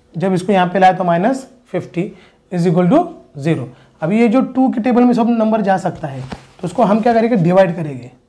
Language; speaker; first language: Hindi; non-native, local second language; Marathi